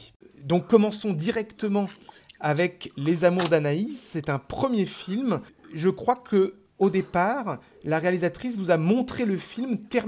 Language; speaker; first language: French; native; French